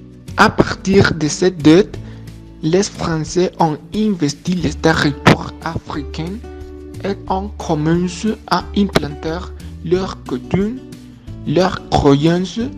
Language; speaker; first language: French; non-native, learner; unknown